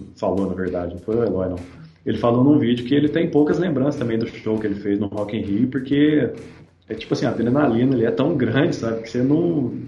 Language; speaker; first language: Portuguese; native; Portuguese